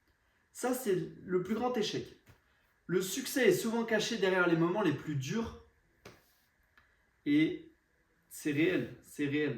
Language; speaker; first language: French; native; French